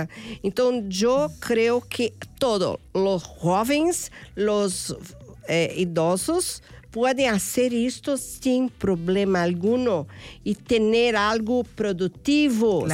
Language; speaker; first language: Spanish; non-native, fluent; Portuguese